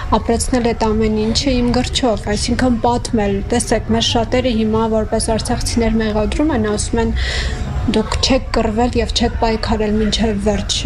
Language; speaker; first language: Armenian; native; Armenian